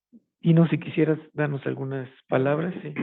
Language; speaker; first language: Spanish; native; Spanish